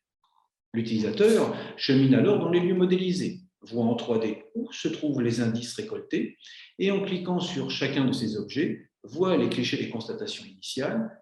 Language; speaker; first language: French; native; French